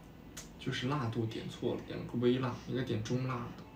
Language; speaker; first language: Chinese; native; Chinese